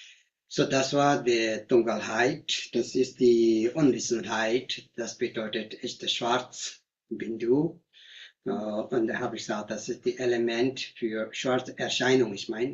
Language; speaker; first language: German; non-native, learner; Tibetan